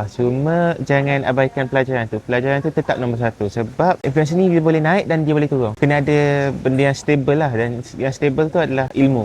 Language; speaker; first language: Malay; early bilingual, other home language; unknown